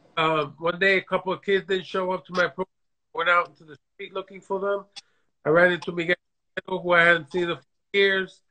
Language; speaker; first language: English; native; English